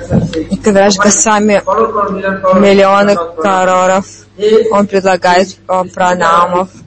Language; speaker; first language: Russian; non-native, fluent; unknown